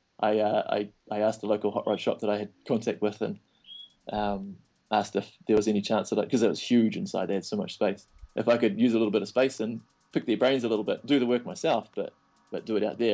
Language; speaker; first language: English; native; English